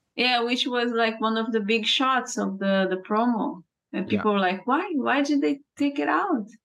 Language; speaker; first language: English; non-native, fluent; Portuguese